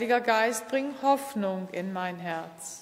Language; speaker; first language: German; native; German